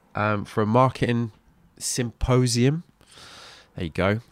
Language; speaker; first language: English; native; English